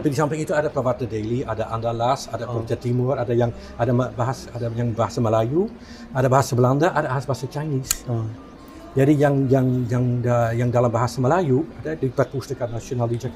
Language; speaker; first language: Indonesian; non-native, fluent; Dutch